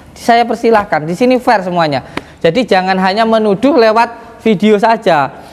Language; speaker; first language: Indonesian; native; Indonesian